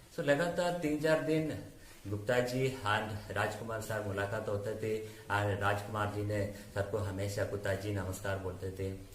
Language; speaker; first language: Hindi; non-native, local second language; Malayalam